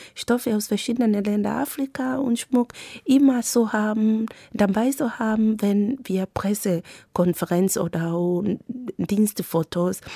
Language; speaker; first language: German; non-native, fluent; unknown